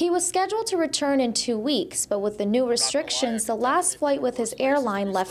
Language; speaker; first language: English; native; English